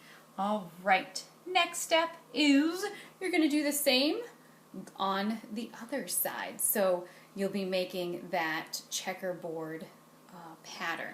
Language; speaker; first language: English; native; English